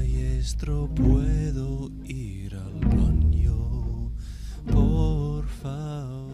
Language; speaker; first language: Spanish; non-native, learner; English